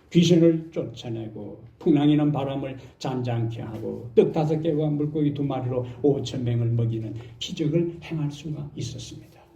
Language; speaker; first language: Korean; native; Korean